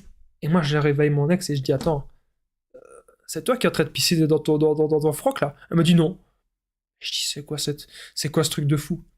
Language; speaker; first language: French; native; French